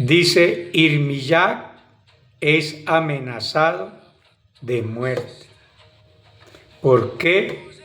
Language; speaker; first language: Spanish; native; Spanish